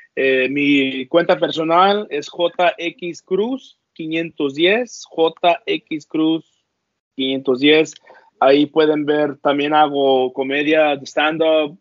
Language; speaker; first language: Spanish; early bilingual, heritage; Spanish